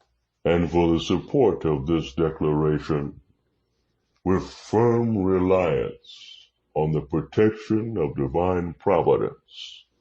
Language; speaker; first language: English; native; English